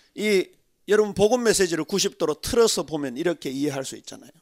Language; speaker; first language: Korean; native; Korean